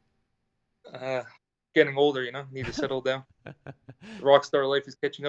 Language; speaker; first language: English; native; English